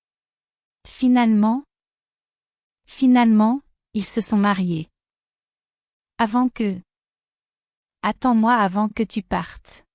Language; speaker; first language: French; non-native, fluent; Spanish